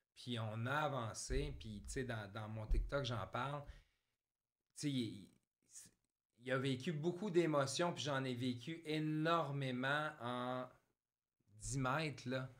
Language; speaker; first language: French; native; French